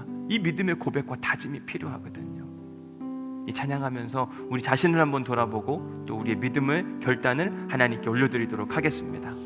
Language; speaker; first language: Korean; native; Korean